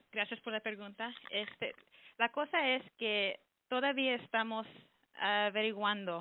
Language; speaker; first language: Spanish; early bilingual, heritage; Spanish